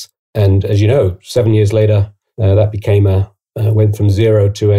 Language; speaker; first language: English; native; English